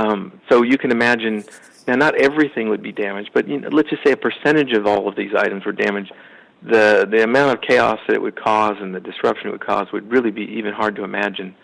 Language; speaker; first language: English; native; English